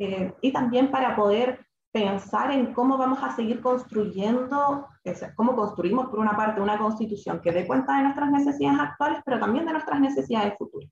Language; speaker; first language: Spanish; native; Spanish